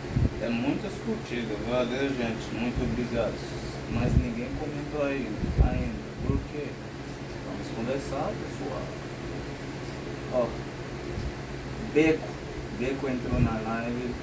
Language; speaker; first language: Portuguese; non-native, learner; Haitian Creole